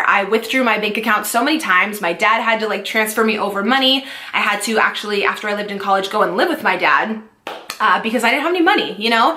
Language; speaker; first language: English; native; English